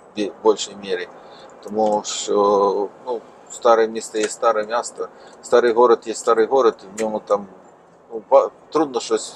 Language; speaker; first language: Russian; non-native, local second language; Ukrainian